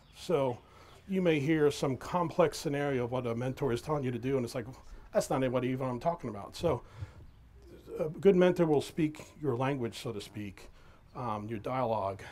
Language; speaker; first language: English; native; English